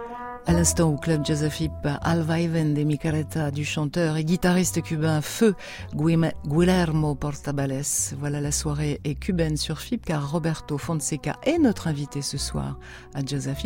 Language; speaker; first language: French; native; French